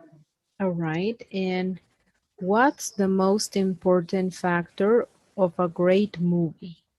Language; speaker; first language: English; non-native, fluent; Spanish